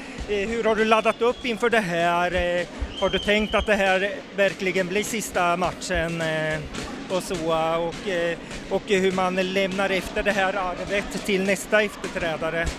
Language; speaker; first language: Swedish; native; Swedish